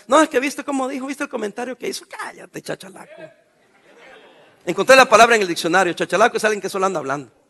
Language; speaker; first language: Spanish; native; Spanish